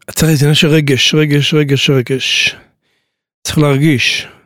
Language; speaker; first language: Hebrew; native; Hebrew